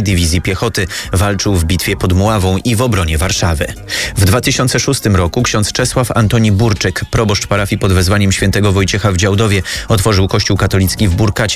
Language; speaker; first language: Polish; native; Polish